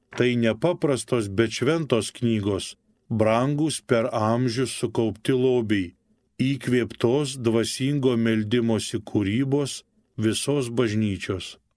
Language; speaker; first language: Lithuanian; native; Lithuanian